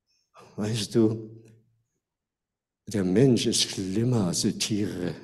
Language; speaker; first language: German; non-native, fluent; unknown